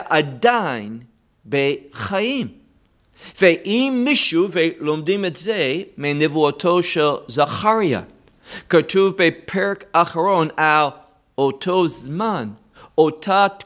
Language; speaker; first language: Hebrew; non-native, fluent; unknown